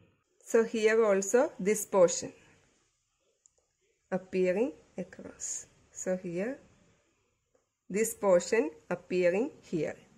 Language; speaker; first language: English; non-native, local second language; Malayalam